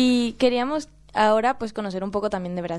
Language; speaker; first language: Spanish; native; Spanish